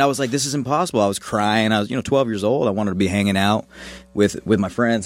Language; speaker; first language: English; native; English